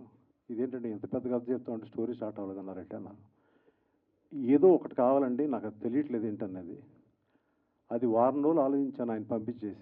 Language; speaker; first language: Telugu; native; Telugu